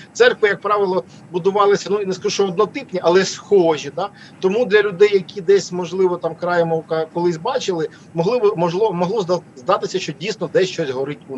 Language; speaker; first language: Ukrainian; native; Ukrainian